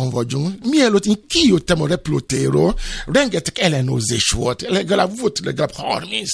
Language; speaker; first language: Hungarian; non-native, learner; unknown